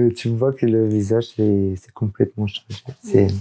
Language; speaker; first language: French; non-native, learner; Urdu